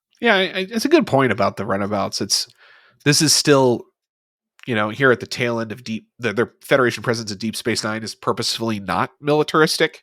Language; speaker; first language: English; native; English